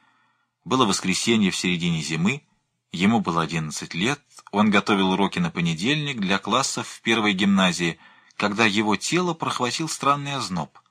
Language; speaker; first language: Russian; native; Russian